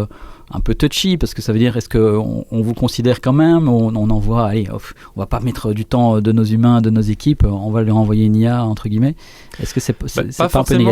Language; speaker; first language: French; native; French